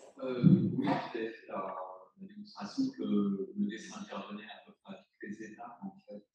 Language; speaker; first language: French; native; French